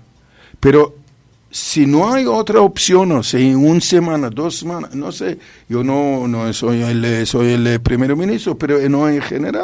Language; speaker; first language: Spanish; non-native, fluent; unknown